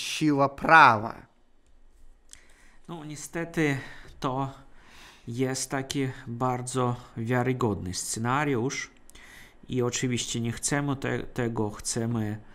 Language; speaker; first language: Polish; non-native, fluent; Russian